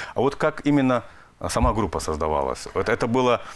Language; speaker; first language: Russian; native; Russian